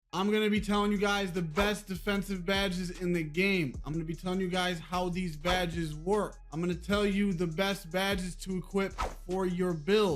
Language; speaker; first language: English; native; English